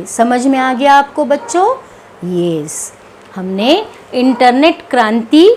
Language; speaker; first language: Hindi; non-native, local second language; Kannada